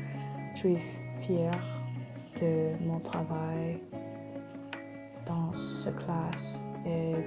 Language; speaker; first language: French; non-native, learner; English